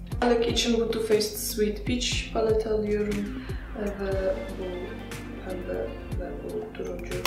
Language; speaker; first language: Turkish; non-native, fluent; Russian